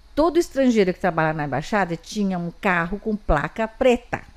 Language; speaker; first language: Portuguese; early bilingual, other home language; Chinese